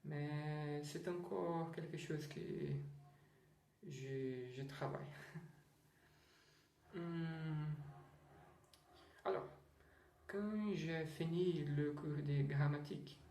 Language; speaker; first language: French; non-native, learner; Portuguese